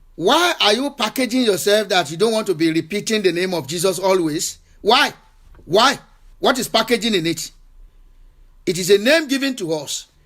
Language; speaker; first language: English; non-native, local second language; Yoruba